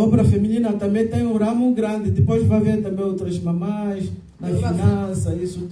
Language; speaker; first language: Portuguese; non-native, local second language; Lingala